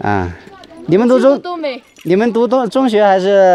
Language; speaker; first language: Chinese; native; Chinese